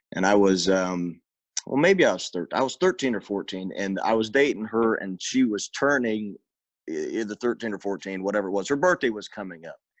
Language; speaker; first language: English; native; English